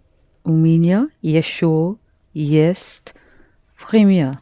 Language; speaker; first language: Russian; non-native, learner; English